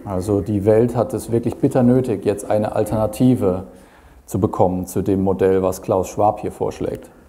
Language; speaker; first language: German; native; German